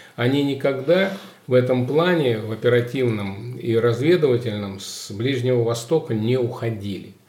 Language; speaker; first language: Russian; native; Russian